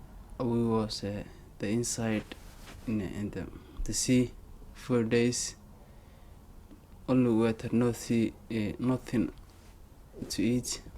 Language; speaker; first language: English; non-native, learner; Somali